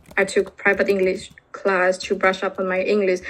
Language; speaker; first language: English; non-native, fluent; Indonesian